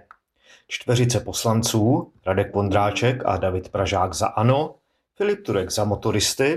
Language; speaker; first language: Czech; native; Czech